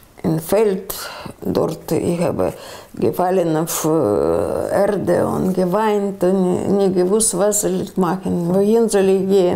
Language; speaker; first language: German; non-native, learner; Russian